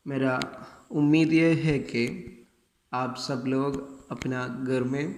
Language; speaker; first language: Urdu; non-native, local second language; Malayalam